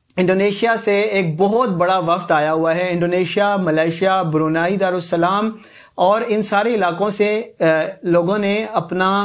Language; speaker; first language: Urdu; native; Urdu